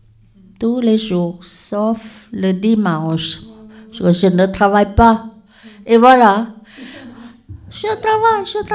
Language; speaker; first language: French; non-native, learner; Lao